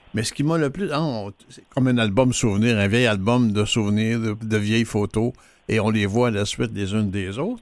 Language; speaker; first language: French; native; French